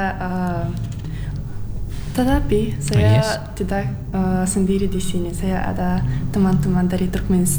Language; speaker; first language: Indonesian; non-native, learner; Turkmen